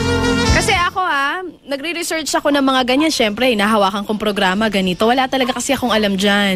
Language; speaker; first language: Filipino; native; Filipino